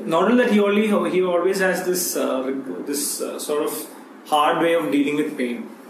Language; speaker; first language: English; non-native, local second language; Malayalam